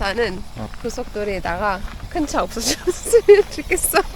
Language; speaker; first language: Korean; non-native, learner; Arabic